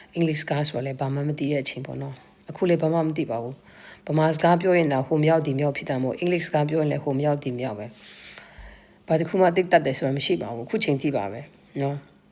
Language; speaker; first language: Burmese; non-native, local second language; Kachin